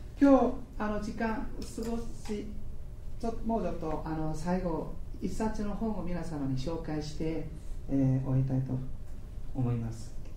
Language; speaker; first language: Japanese; non-native, fluent; Korean